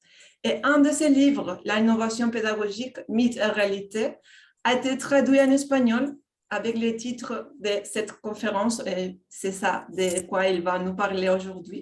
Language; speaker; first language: French; non-native, fluent; Spanish